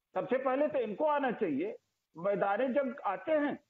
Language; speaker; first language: Hindi; native; Hindi